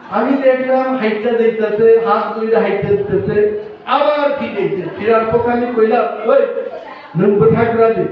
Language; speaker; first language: Bangla; non-native, local second language; Kok Borok